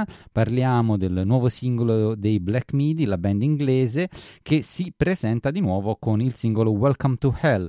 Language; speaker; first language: Italian; native; Italian